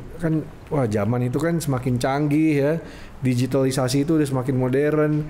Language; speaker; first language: Indonesian; native; Indonesian